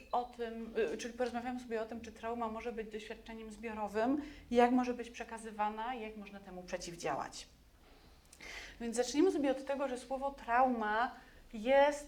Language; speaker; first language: Polish; native; Polish